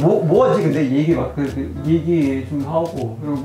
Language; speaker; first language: Korean; non-native, fluent; Italian